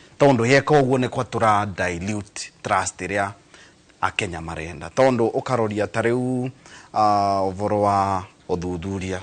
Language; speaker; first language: Kikuyu; non-native, local second language; Embu